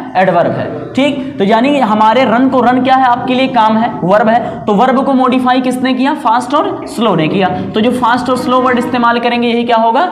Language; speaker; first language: Hindi; native; Hindi